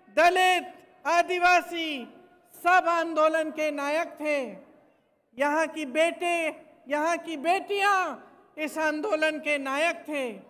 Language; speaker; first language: Hindi; native; Hindi